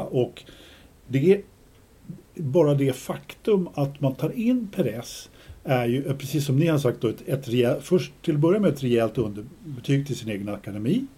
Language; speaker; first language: Swedish; native; Swedish